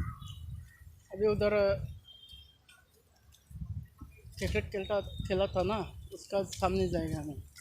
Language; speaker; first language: Hindi; non-native, local second language; Bodo